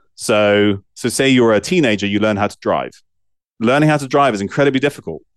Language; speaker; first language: English; native; English